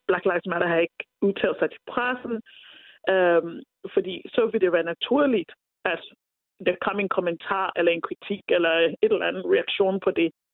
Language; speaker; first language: Danish; non-native, fluent; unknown